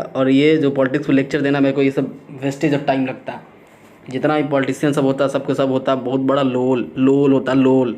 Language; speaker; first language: Hindi; native; Hindi